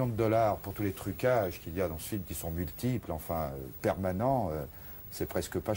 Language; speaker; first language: French; native; French